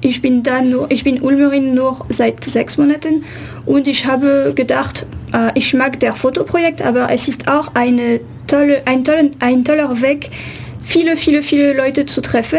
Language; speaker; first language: German; non-native, fluent; French